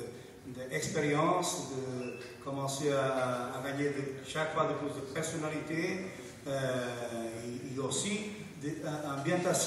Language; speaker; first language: French; non-native, fluent; Portuguese